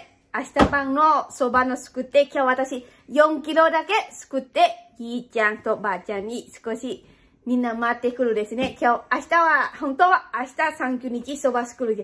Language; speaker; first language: Japanese; non-native, fluent; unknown